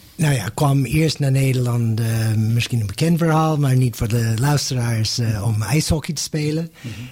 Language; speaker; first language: Dutch; non-native, fluent; English